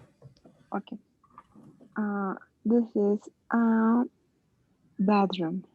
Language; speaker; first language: English; non-native, learner; Spanish